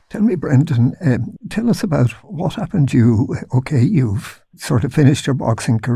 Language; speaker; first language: English; native; English